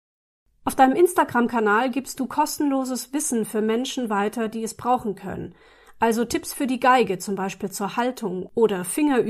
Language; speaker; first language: German; native; German